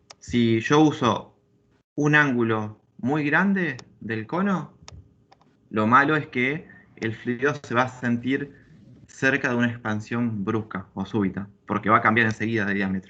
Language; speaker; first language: Spanish; native; Spanish